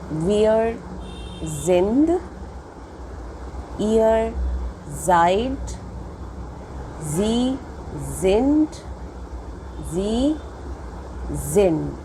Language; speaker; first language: German; non-native, fluent; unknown